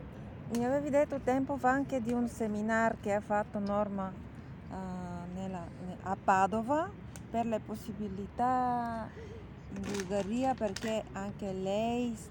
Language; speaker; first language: Italian; non-native, fluent; Bulgarian